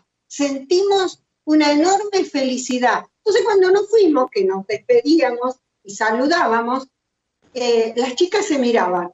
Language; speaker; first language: Spanish; native; Spanish